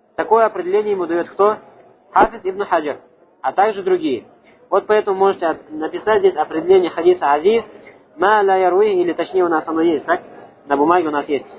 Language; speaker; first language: Russian; non-native, local second language; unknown